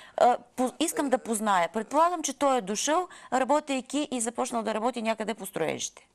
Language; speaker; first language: Bulgarian; native; Bulgarian